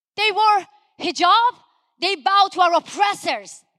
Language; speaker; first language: English; non-native, fluent; Persian